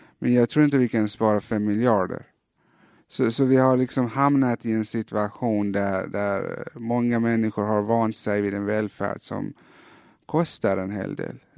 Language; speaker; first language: Swedish; early bilingual, other home language; Persian